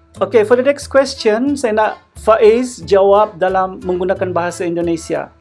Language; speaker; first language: Malay; native; Malay